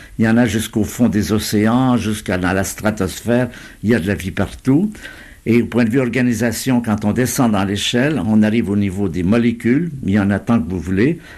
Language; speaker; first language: French; native; French